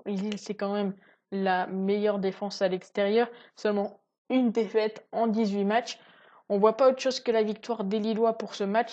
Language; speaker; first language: French; native; French